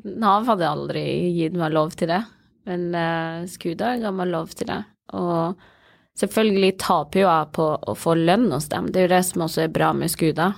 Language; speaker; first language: Norwegian; early bilingual, other home language; Somali